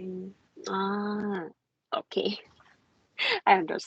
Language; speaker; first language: English; non-native, learner; Korean